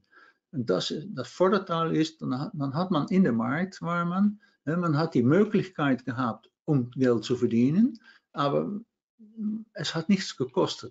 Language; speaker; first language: German; non-native, fluent; Dutch